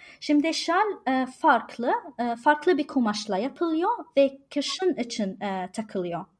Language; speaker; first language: Turkish; non-native, learner; Arabic